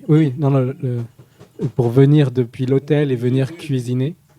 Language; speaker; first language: French; native; French